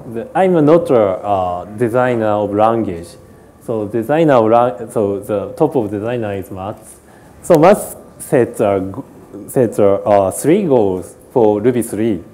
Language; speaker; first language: English; non-native, learner; Japanese